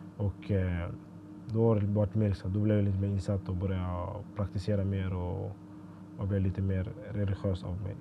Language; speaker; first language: Swedish; early bilingual, other home language; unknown